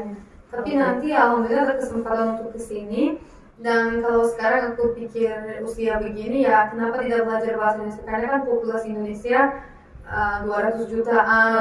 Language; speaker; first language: Indonesian; non-native, fluent; Turkish